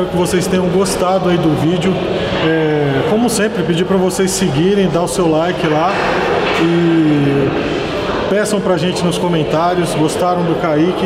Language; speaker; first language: Portuguese; native; Portuguese